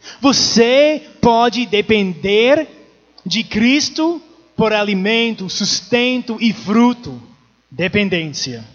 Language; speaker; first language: Portuguese; non-native, learner; English